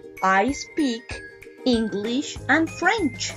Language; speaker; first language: English; non-native, fluent; Spanish